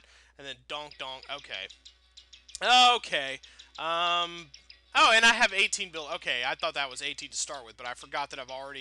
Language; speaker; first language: English; native; English